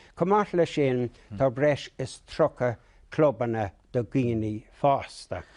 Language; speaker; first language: Irish; non-native, local second language; English